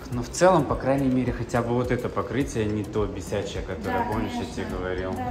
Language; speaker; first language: Russian; native; Russian